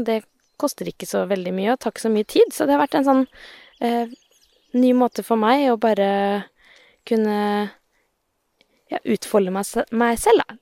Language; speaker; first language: Norwegian; native; Norwegian